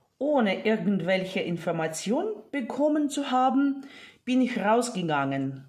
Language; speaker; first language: German; non-native, fluent; Ukrainian